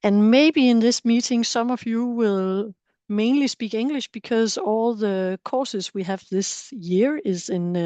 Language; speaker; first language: English; non-native, fluent; Danish